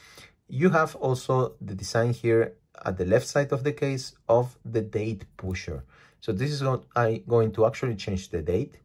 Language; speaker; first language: English; non-native, fluent; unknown